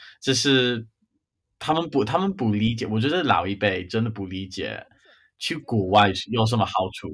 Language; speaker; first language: Chinese; non-native, fluent; English